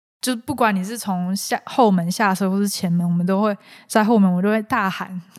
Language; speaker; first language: Chinese; native; Chinese